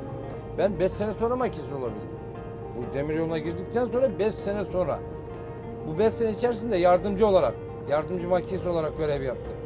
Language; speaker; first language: Turkish; native; Turkish